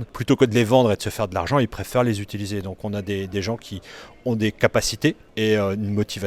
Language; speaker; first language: French; native; French